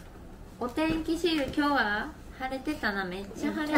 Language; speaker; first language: Japanese; native; Japanese